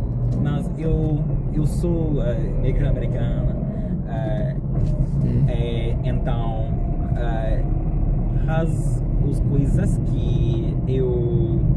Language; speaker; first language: Portuguese; non-native, learner; English